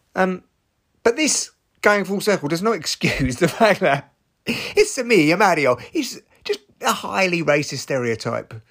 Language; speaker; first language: English; native; English